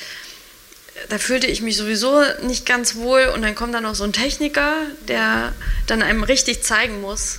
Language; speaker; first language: German; native; German